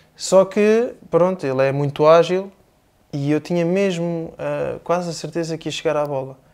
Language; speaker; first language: Portuguese; native; Portuguese